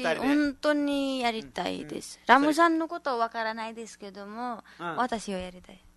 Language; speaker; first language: Japanese; non-native, learner; Nepali